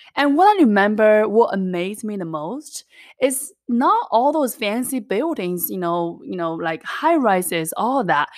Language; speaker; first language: English; non-native, fluent; Chinese